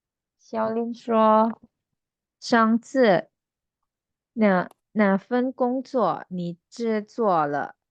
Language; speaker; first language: Chinese; non-native, learner; Indonesian